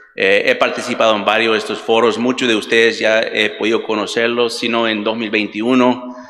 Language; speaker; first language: Spanish; early bilingual, heritage; Spanish